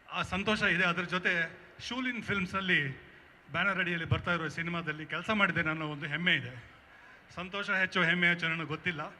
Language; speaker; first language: Kannada; non-native, local second language; Tulu